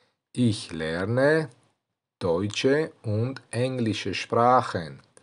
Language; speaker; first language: German; non-native, learner; Tajik